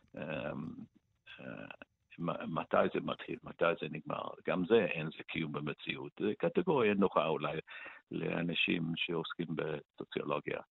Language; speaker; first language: Hebrew; non-native, fluent; English